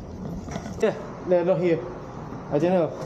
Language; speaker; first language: English; non-native, learner; Cantonese